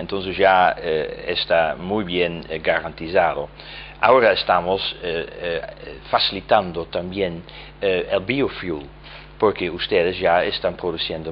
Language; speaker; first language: Spanish; non-native, fluent; Dutch